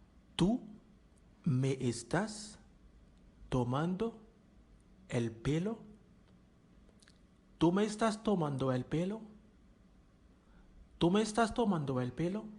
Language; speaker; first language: Spanish; non-native, learner; Haitian Creole